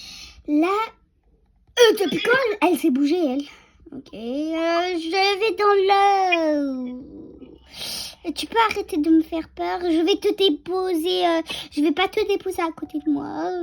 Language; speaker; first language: French; native; French